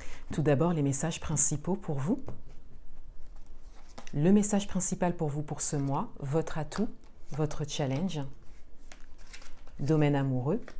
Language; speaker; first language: French; native; French